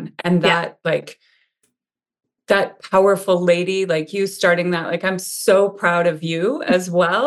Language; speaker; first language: English; native; English